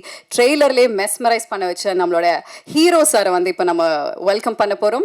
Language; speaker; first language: Tamil; native; Tamil